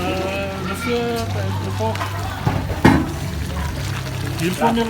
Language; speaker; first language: French; non-native, local second language; Malagasy